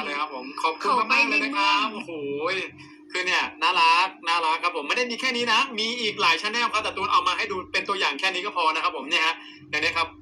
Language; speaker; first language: Thai; native; Thai